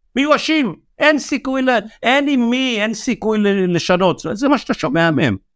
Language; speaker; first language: Hebrew; native; Hebrew